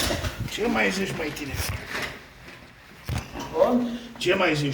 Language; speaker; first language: Romanian; native; Romanian